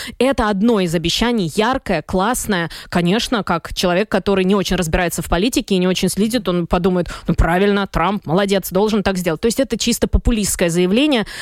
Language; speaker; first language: Russian; native; Russian